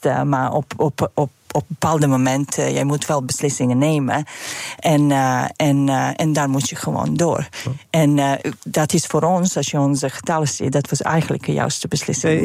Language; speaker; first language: Dutch; non-native, fluent; Serbian